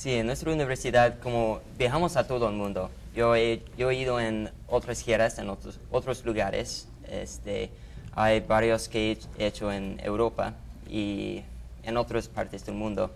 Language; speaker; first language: Spanish; non-native, fluent; English